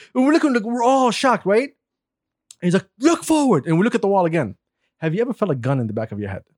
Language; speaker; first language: English; non-native, fluent; Arabic